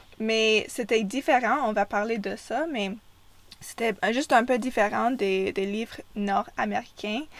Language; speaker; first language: French; non-native, fluent; English